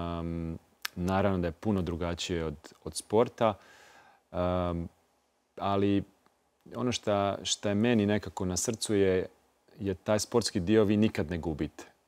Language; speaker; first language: Croatian; native; Croatian